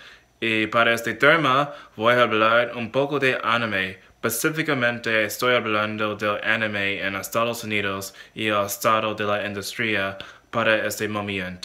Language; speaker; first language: Spanish; non-native, learner; English